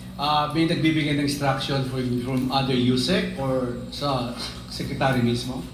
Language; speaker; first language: Filipino; native; Filipino